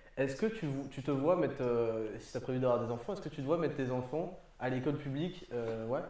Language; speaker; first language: French; native; French